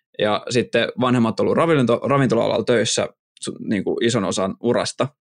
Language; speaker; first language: Finnish; native; Finnish